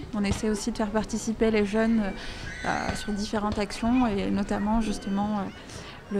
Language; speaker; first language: French; native; French